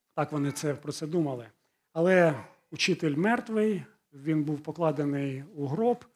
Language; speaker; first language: Ukrainian; non-native, local second language; Russian